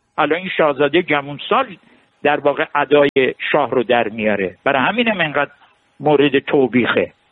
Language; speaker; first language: Persian; non-native, local second language; Armenian